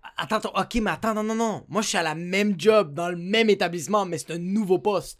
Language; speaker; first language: French; native; French